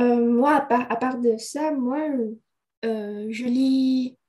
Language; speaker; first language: French; non-native, learner; Indonesian